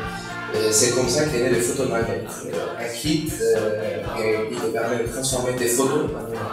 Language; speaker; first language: French; non-native, fluent; Spanish